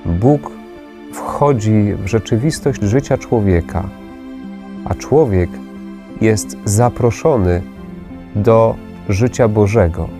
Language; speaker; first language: Polish; native; Polish